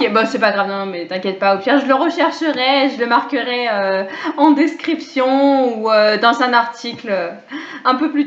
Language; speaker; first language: French; native; French